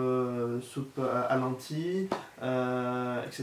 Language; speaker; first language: French; non-native, local second language; Arabic